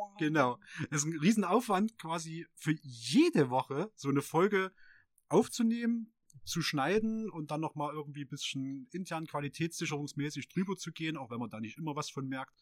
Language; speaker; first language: German; native; German